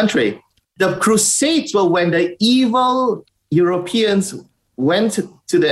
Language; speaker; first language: English; native; English